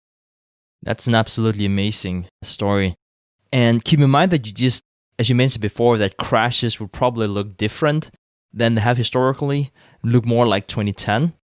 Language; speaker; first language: English; non-native, fluent; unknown